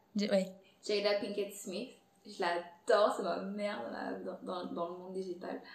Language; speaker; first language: French; non-native, fluent; Portuguese